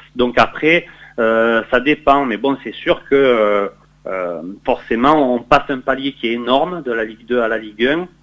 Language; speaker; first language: French; native; French